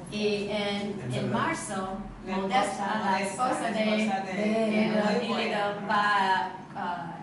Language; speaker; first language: Spanish; non-native, learner; English